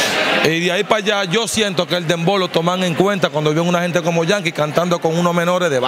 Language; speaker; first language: Spanish; native; Spanish